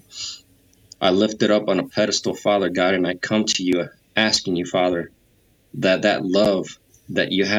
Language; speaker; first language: English; native; English